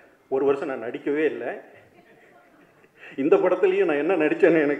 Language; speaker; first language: Tamil; native; Tamil